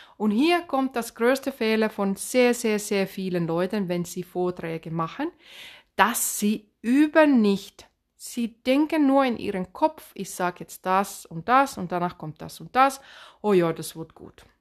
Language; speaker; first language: German; non-native, fluent; Finnish